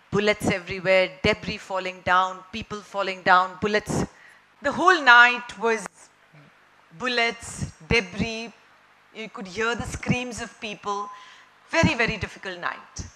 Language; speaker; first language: English; non-native, local second language; Marathi